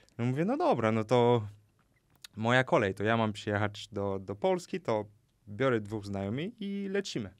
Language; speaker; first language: Polish; non-native, fluent; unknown